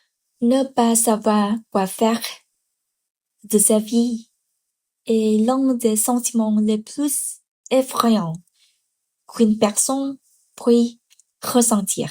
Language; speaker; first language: French; non-native, learner; Vietnamese